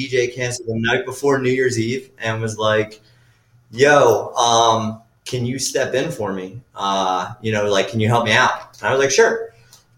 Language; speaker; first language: English; native; English